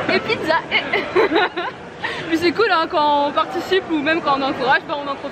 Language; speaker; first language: French; native; French